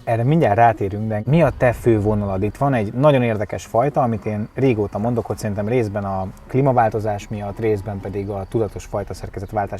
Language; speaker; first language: Hungarian; native; Hungarian